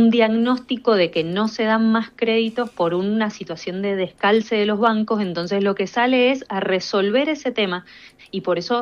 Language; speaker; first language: Spanish; native; Spanish